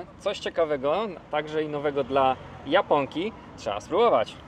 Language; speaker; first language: Polish; native; Polish